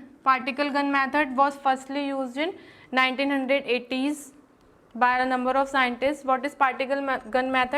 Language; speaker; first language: English; non-native, local second language; Hindi